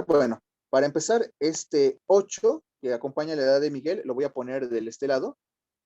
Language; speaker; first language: Spanish; native; Spanish